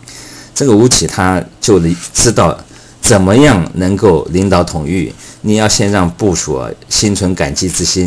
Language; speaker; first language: Chinese; native; Chinese